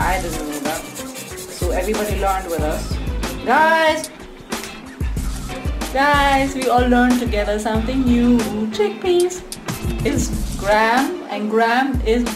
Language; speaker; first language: English; non-native, fluent; German